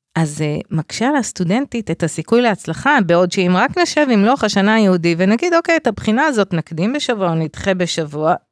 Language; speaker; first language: Hebrew; native; Hebrew